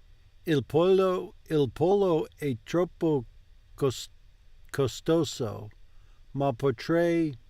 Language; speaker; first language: Italian; non-native, learner; English